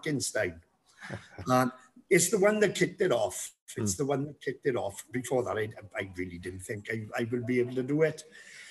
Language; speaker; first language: English; native; English